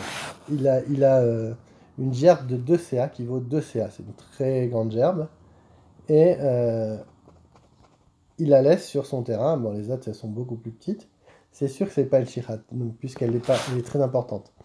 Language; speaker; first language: French; native; French